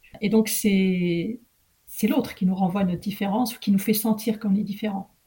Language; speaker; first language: French; early bilingual, other home language; Arabic